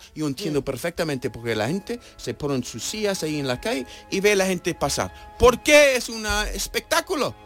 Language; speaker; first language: Spanish; non-native, fluent; English